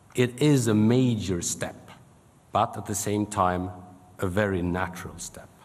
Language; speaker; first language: English; non-native, fluent; Swedish